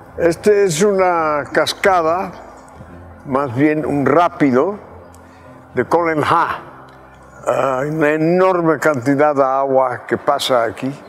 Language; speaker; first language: Spanish; non-native, fluent; Dutch